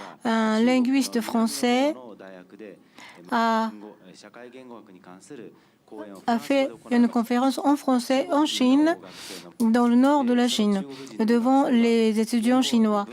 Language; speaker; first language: French; non-native, fluent; Japanese